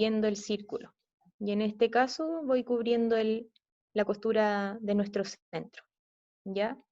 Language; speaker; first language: Spanish; native; Spanish